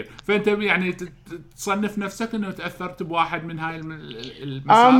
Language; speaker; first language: Arabic; native; Arabic